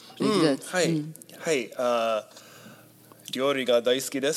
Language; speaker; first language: Japanese; non-native, learner; English